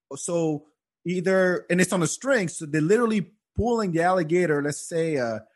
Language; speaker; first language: English; non-native, fluent; Wolof